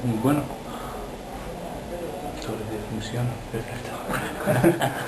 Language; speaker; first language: Spanish; non-native, fluent; English